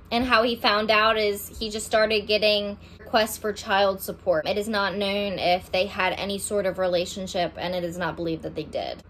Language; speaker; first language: English; native; English